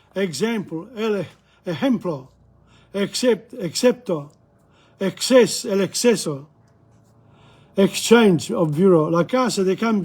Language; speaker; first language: Spanish; non-native, learner; English